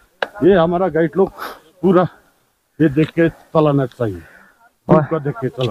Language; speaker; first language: Hindi; non-native, local second language; Nepali